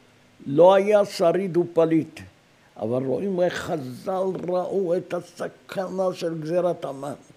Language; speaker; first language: Hebrew; non-native, fluent; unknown